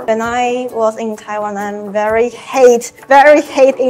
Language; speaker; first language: English; non-native, learner; Chinese